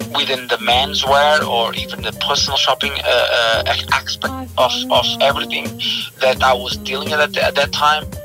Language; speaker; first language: English; non-native, fluent; Portuguese